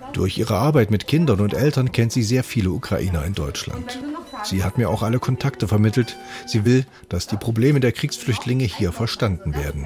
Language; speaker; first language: German; native; German